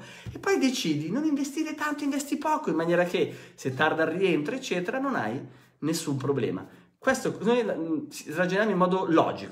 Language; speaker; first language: Italian; native; Italian